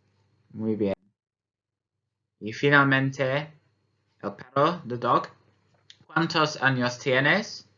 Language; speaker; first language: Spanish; non-native, fluent; English